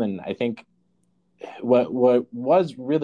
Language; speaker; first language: English; native; English